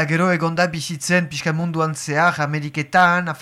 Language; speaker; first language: Basque; native; Basque